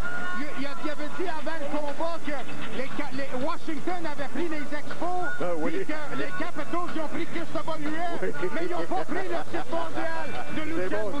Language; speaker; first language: French; native; French